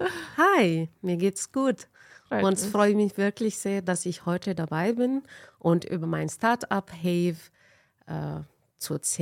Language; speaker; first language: German; non-native, fluent; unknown